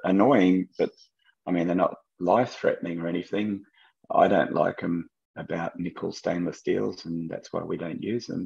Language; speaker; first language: English; native; English